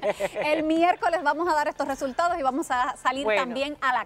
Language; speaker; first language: Spanish; native; Spanish